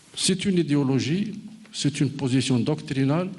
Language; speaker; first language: French; non-native, local second language; Arabic